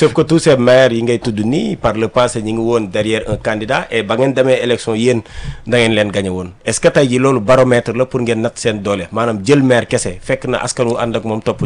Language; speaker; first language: French; non-native, local second language; Wolof